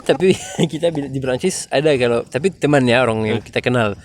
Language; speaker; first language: Indonesian; non-native, fluent; French